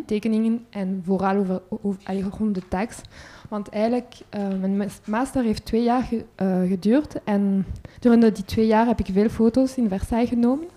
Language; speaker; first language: Dutch; non-native, local second language; French